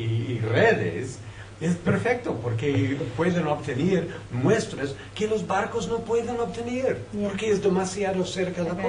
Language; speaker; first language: Spanish; non-native, fluent; French